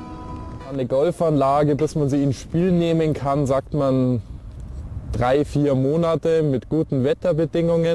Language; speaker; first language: German; native; German